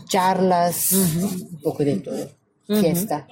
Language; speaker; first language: Spanish; non-native, learner; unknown